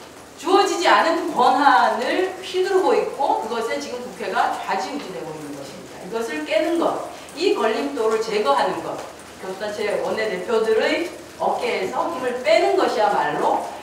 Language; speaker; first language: Korean; native; Korean